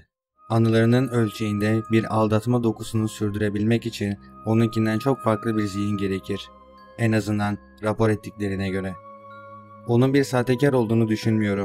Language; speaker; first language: Turkish; native; Turkish